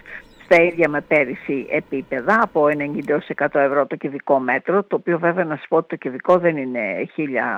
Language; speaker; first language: Greek; native; Greek